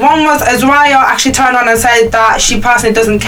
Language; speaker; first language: English; native; English